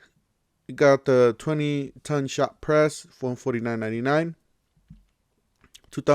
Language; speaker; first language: English; native; English